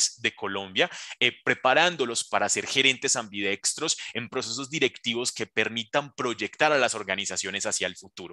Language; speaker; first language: Spanish; native; Spanish